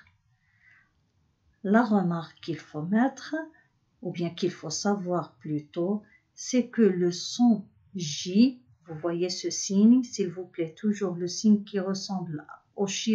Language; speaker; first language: French; non-native, local second language; Arabic